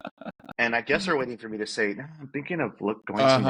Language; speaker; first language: English; native; English